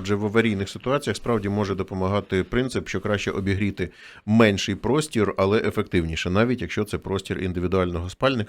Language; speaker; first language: Ukrainian; native; Ukrainian